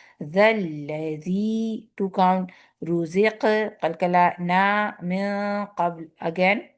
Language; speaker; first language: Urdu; native; Urdu